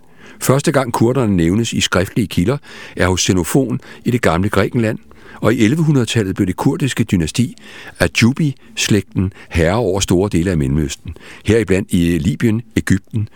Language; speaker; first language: Danish; native; Danish